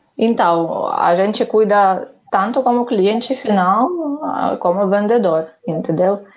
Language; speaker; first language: Portuguese; non-native, fluent; Ukrainian